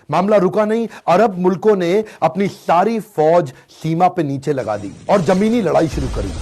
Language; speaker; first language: Hindi; native; Hindi